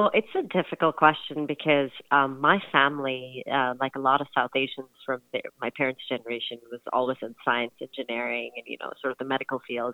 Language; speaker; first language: English; non-native, local second language; Urdu